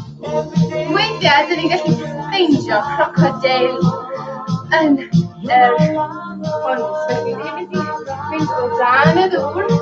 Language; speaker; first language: Welsh; non-native, learner; English